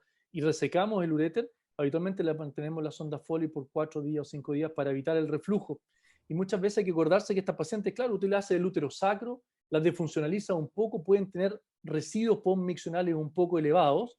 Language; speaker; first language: Spanish; native; Spanish